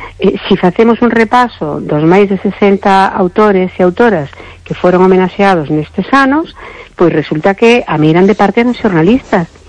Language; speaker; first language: Galician; non-native, local second language; Spanish